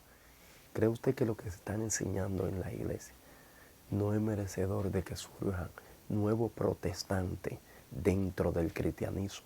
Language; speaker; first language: Spanish; native; Spanish